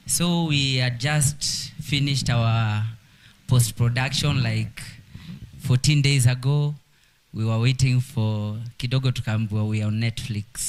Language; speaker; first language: English; non-native, local second language; Swahili